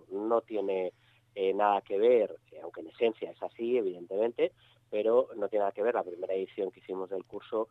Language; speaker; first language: Spanish; native; Spanish